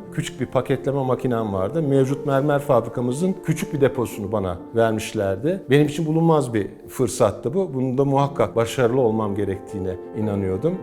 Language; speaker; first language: Turkish; native; Turkish